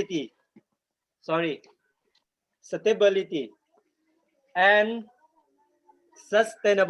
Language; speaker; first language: English; non-native, learner; Thai